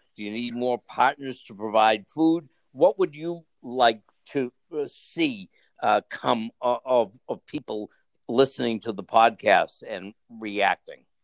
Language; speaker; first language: English; native; English